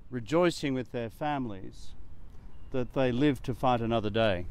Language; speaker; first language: English; native; English